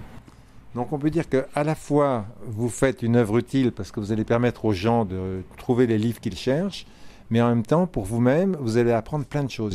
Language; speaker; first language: French; native; French